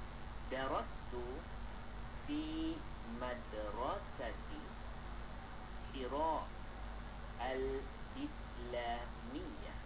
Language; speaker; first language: Arabic; non-native, fluent; Malay